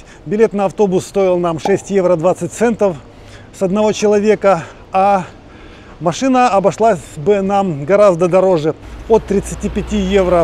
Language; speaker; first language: Russian; native; Russian